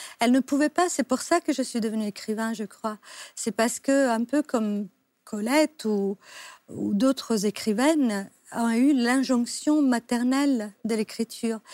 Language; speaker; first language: French; non-native, fluent; Italian